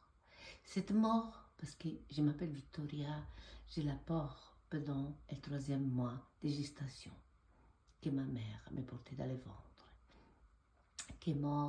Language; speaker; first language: French; non-native, fluent; Italian